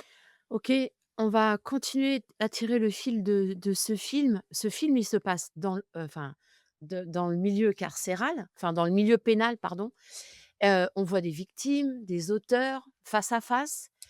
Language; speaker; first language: French; native; French